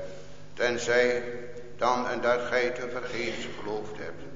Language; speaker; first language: Dutch; native; Dutch